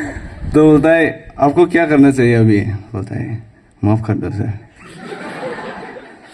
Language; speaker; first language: Hindi; non-native, local second language; Garo